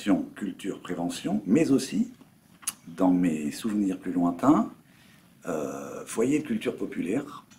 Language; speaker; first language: French; native; French